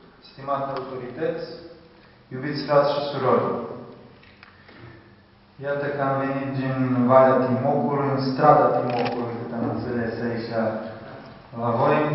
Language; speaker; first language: Romanian; early bilingual, heritage; Romanian